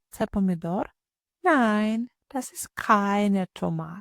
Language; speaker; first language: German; non-native, fluent; Ukrainian